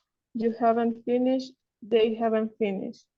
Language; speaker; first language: English; non-native, learner; Spanish